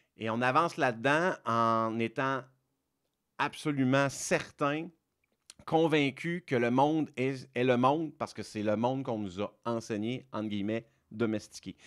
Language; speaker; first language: French; native; French